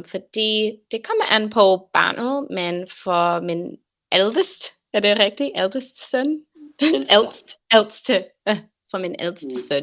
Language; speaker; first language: Danish; non-native, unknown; English